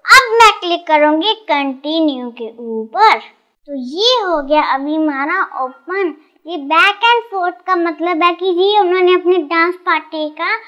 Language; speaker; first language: Hindi; non-native, local second language; Punjabi